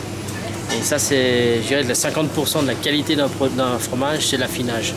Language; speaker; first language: French; native; French